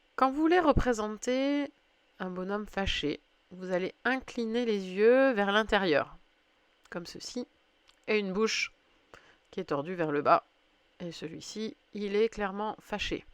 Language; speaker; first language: French; native; French